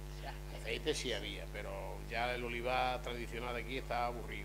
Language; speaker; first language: Spanish; native; Spanish